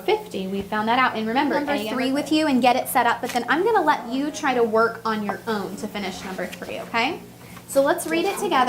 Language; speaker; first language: English; native; English